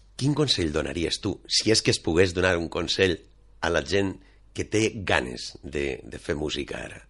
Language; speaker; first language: Catalan; non-native, local second language; Spanish